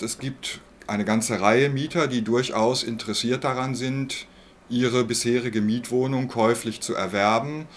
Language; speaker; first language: German; native; German